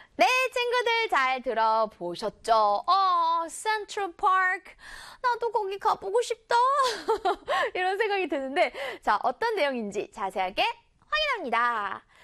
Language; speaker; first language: Korean; native; Korean